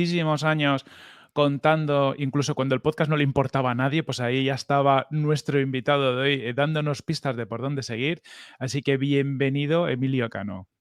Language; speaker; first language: Spanish; native; Spanish